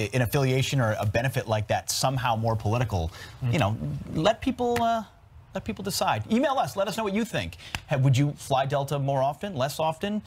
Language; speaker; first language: English; native; English